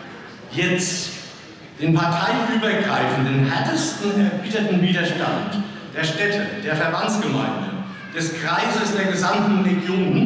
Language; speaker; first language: German; native; German